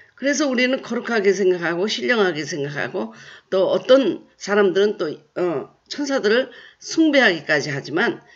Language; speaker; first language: Korean; native; Korean